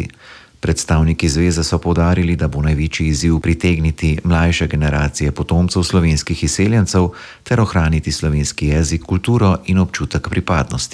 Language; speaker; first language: Slovenian; native; Slovenian